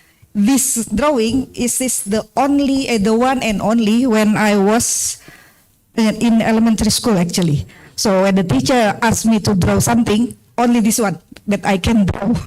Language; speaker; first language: English; non-native, learner; Indonesian